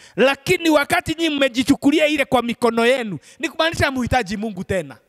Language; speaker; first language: Swahili; non-native, local second language; Kikuyu